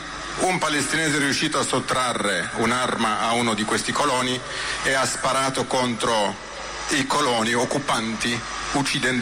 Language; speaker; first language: Italian; native; Italian